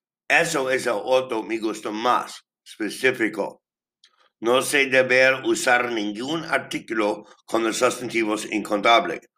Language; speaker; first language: Spanish; non-native, learner; English